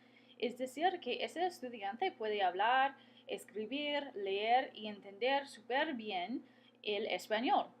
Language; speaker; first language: Spanish; non-native, fluent; English